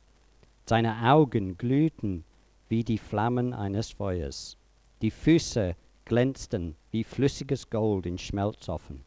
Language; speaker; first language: German; non-native, fluent; English